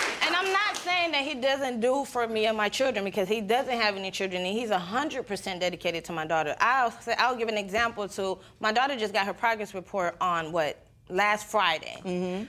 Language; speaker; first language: English; non-native, fluent; Spanish